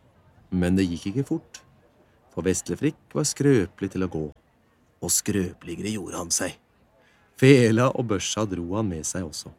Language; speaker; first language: Norwegian; native; Norwegian